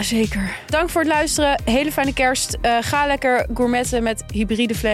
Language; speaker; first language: Dutch; native; Dutch